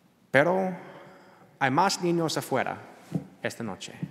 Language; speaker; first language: Spanish; non-native, learner; English